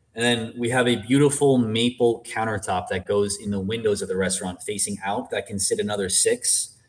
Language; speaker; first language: English; native; English